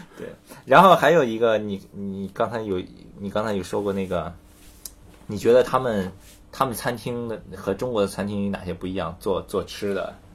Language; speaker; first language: Chinese; native; Chinese